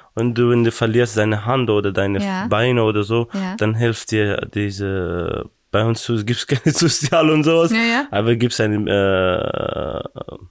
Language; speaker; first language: German; non-native, fluent; Persian